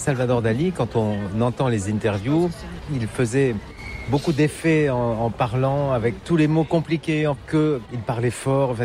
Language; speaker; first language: French; native; French